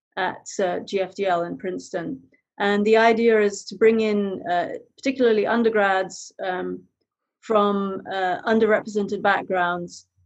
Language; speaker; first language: English; native; English